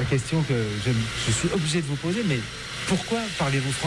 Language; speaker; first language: French; native; French